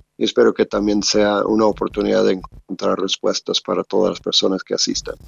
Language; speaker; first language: Spanish; non-native, fluent; English